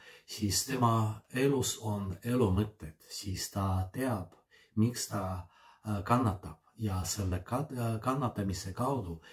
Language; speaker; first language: Estonian; non-native, fluent; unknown